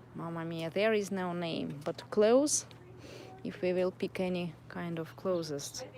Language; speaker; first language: English; non-native, fluent; Russian